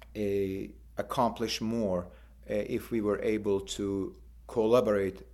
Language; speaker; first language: English; non-native, fluent; Turkish